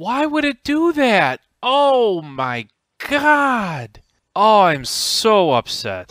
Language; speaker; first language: English; native; English